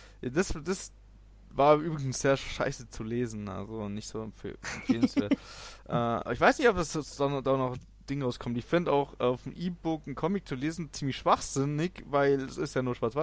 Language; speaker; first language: German; native; German